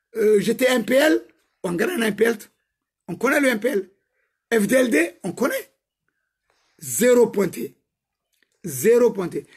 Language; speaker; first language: French; non-native, local second language; Somali